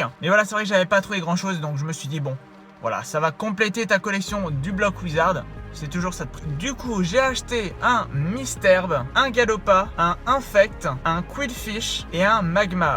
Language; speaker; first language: French; native; French